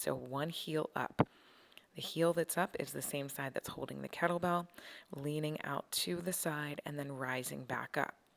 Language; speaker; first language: English; native; English